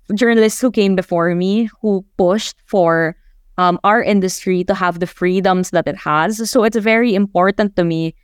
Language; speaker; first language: English; non-native, local second language; Chavacano